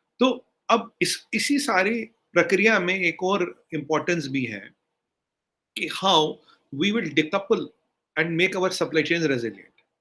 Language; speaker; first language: Hindi; native; Hindi